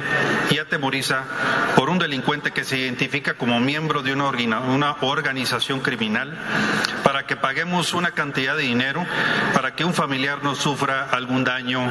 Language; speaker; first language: Spanish; native; Spanish